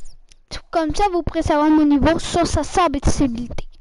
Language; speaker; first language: French; native; French